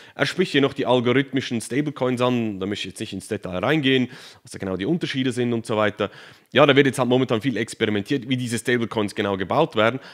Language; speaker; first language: German; native; German